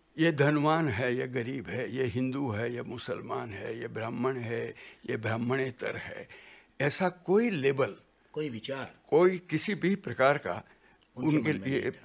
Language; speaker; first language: Hindi; non-native, local second language; Gujarati